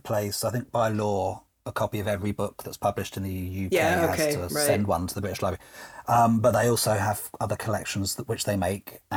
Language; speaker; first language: English; native; English